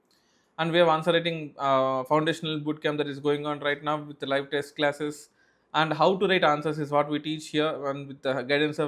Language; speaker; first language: English; non-native, local second language; Telugu